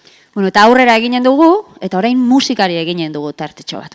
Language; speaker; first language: Basque; native; Basque